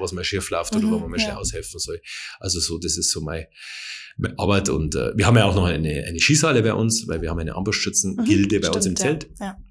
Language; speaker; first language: German; native; German